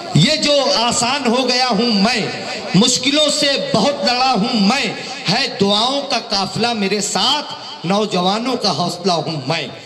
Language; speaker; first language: Hindi; native; Hindi